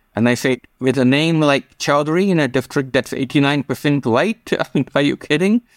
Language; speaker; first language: English; non-native, local second language; Gujarati